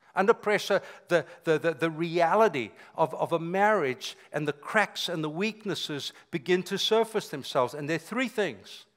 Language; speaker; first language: English; native; English